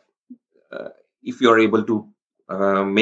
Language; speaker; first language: English; non-native, local second language; Rajasthani